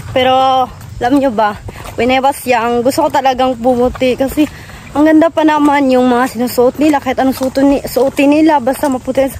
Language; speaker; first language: Filipino; non-native, local second language; Cebuano